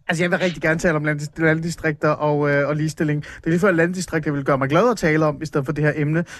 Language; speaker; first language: Danish; early bilingual, other home language; Persian